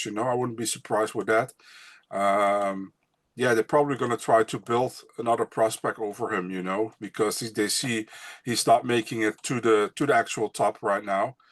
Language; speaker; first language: English; non-native, fluent; Dutch